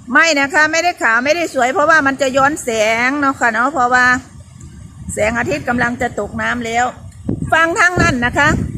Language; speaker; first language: Thai; native; Thai